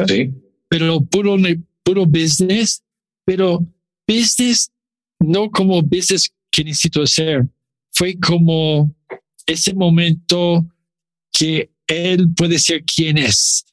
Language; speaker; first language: Spanish; non-native, learner; English